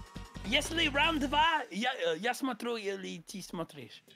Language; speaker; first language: Russian; non-native, learner; English